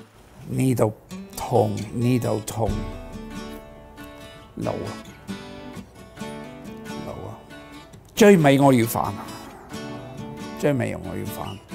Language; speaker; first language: Chinese; non-native, fluent; English